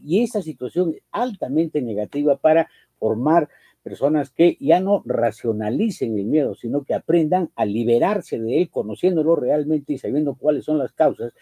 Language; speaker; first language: Spanish; native; Spanish